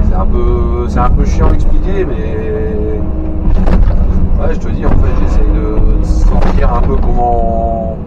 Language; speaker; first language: French; native; French